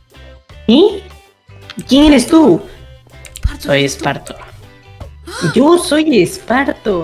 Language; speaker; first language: Spanish; native; Spanish